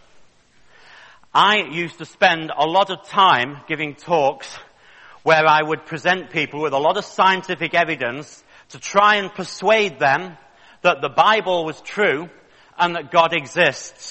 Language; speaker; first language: English; native; English